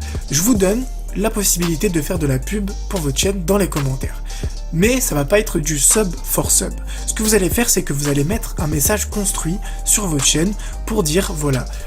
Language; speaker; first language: French; native; French